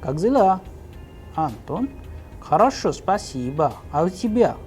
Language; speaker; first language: Russian; non-native, fluent; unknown